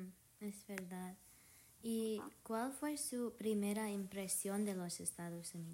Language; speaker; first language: Spanish; non-native, learner; English